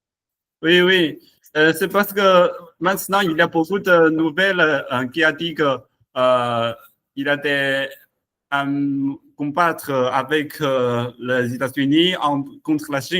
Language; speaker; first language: French; non-native, learner; Chinese